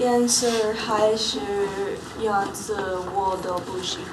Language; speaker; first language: Chinese; non-native, learner; English